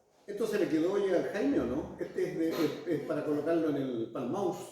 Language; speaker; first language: Spanish; native; Spanish